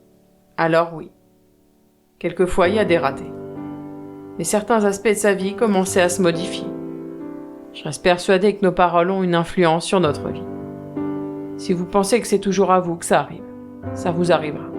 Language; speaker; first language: French; native; French